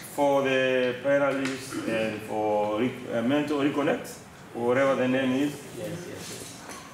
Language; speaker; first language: English; non-native, fluent; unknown